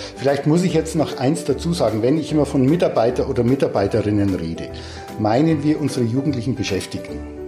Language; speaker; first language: German; native; German